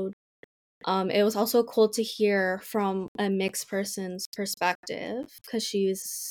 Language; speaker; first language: English; native; English